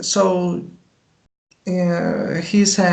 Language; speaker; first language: English; non-native, learner; Spanish